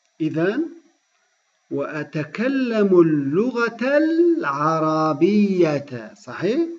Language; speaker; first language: Arabic; non-native, fluent; Turkish